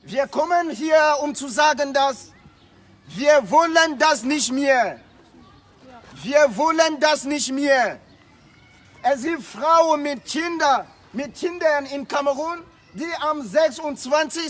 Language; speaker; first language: German; non-native, fluent; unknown